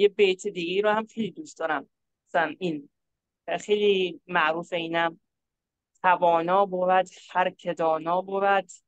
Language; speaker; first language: Persian; non-native, fluent; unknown